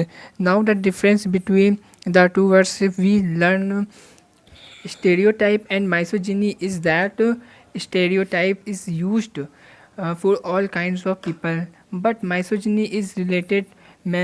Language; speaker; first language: English; non-native, local second language; Hindi